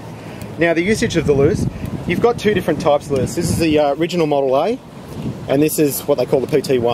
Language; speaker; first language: English; native; English